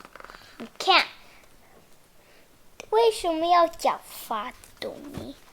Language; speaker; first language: Chinese; early bilingual, heritage; Chinese